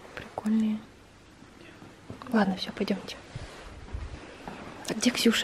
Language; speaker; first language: Russian; native; Russian